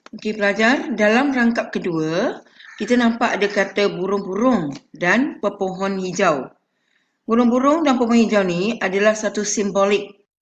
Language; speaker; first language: Malay; non-native, local second language; Chinese